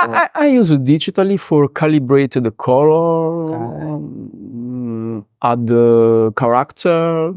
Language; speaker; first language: English; non-native, learner; Italian